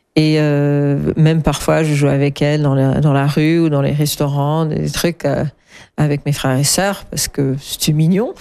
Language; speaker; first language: French; non-native, fluent; German